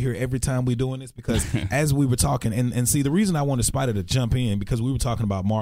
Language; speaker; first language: English; native; English